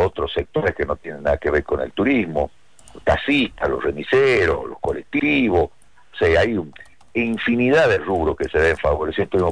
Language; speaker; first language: Spanish; native; Spanish